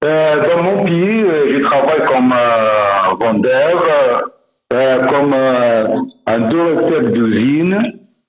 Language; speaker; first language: French; non-native, learner; Arabic